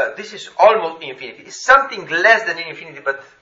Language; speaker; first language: English; non-native, fluent; Slovenian